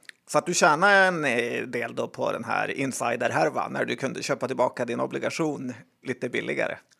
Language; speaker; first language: Swedish; native; Swedish